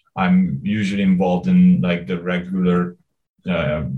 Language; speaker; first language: English; non-native, fluent; Hungarian